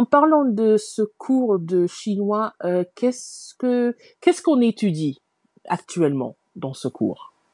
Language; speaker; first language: French; non-native, fluent; English